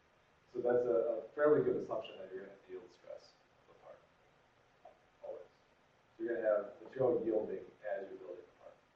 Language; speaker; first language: English; native; English